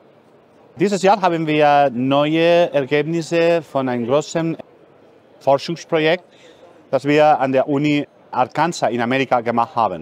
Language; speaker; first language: German; non-native, fluent; Spanish